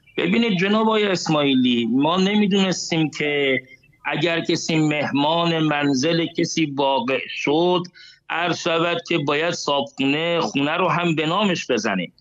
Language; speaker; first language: Persian; native; Persian